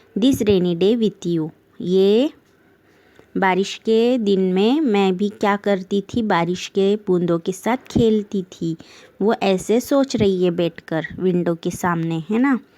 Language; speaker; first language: Urdu; native; Urdu